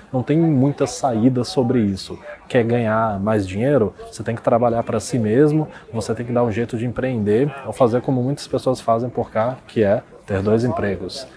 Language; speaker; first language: Portuguese; native; Portuguese